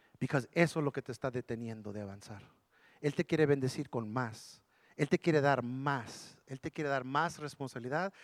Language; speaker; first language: Spanish; early bilingual, heritage; Spanish